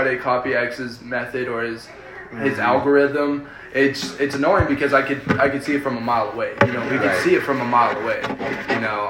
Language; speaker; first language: English; early bilingual, other home language; Spanish